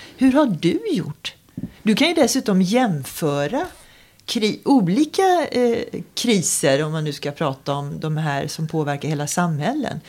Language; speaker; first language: Swedish; native; Swedish